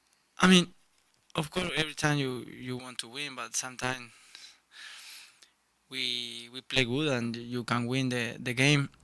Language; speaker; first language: English; non-native, learner; Spanish